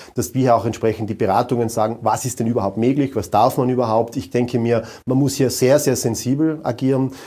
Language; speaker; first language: German; native; German